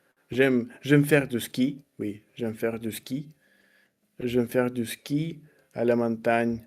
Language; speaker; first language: French; non-native, learner; Russian